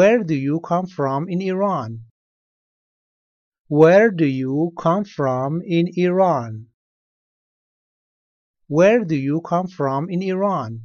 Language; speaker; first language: English; non-native, learner; Persian